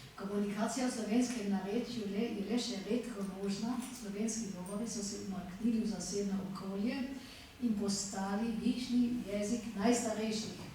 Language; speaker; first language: Slovenian; native; Slovenian